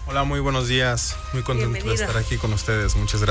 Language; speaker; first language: Spanish; native; Spanish